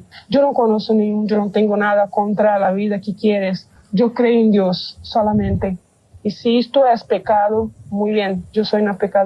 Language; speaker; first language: Spanish; non-native, learner; Portuguese